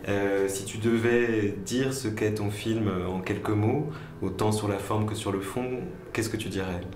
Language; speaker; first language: French; native; French